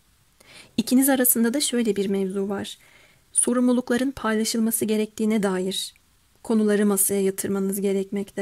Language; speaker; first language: Turkish; native; Turkish